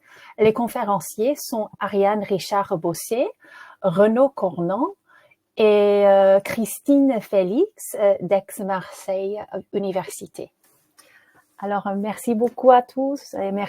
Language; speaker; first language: French; non-native, fluent; English